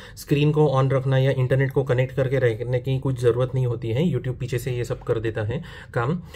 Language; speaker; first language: Hindi; non-native, local second language; Marathi